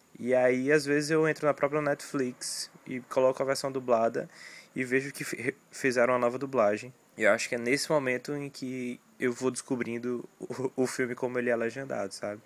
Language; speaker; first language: Portuguese; native; Portuguese